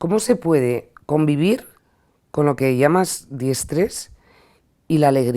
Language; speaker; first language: Spanish; native; Spanish